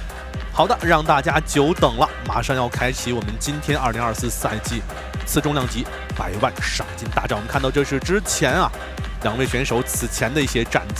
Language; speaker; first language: Chinese; native; Chinese